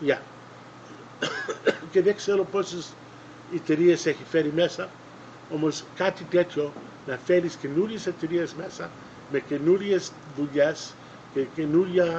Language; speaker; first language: Greek; early bilingual, other home language; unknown